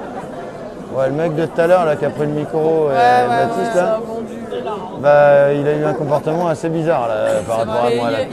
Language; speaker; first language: French; native; French